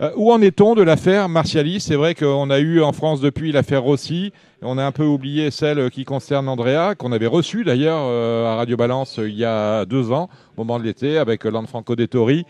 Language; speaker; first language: French; native; French